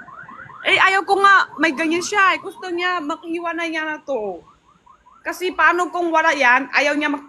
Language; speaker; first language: Filipino; non-native, learner; Chinese